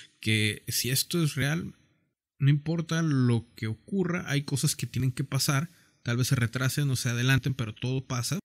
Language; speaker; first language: Spanish; native; Spanish